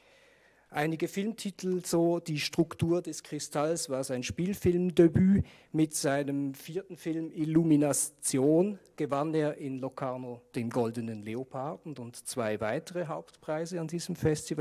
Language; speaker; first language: German; native; German